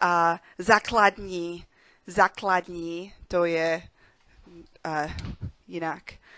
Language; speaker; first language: Czech; non-native, learner; English